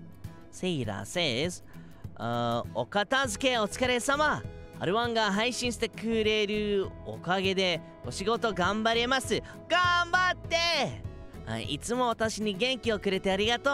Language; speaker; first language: Japanese; non-native, learner; English